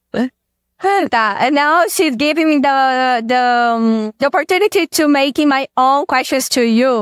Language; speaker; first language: English; non-native, fluent; Portuguese